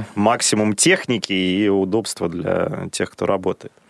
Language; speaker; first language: Russian; native; Russian